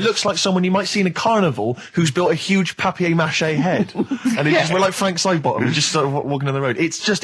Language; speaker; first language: English; native; English